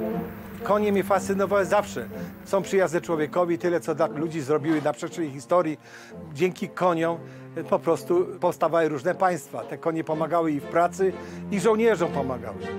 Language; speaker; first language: Polish; native; Polish